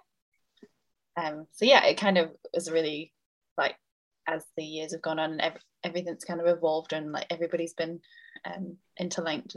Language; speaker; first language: English; native; English